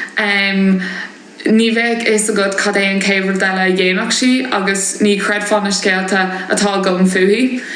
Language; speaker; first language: Irish; non-native, local second language; English